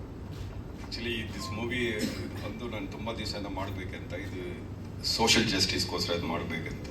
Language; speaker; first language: Kannada; non-native, local second language; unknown